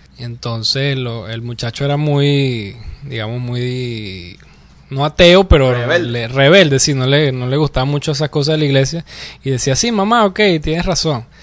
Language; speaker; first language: Spanish; native; Spanish